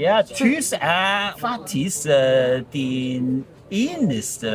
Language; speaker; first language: Danish; non-native, learner; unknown